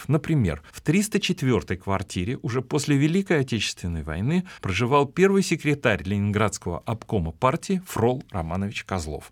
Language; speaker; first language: Russian; native; Russian